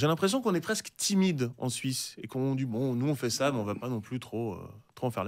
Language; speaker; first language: French; native; French